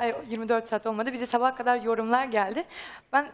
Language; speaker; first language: Turkish; non-native, fluent; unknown